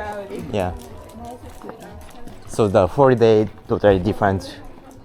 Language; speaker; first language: English; non-native, learner; Japanese